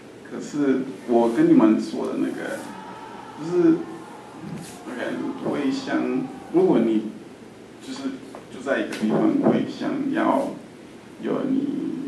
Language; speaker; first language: Chinese; non-native, fluent; French